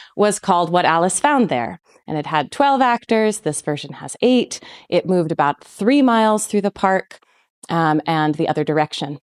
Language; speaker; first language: English; native; English